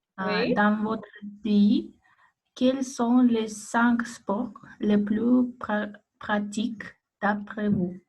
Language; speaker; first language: French; non-native, learner; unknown